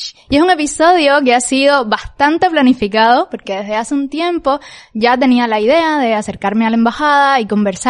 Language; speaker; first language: Spanish; native; Spanish